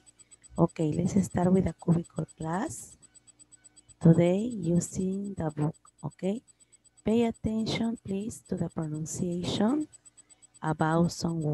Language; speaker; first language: English; non-native, learner; Spanish